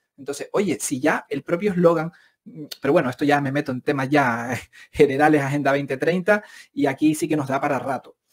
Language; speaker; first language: Spanish; native; Spanish